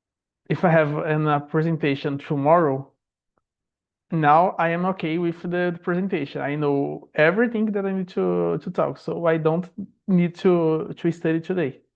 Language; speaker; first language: English; non-native, learner; Portuguese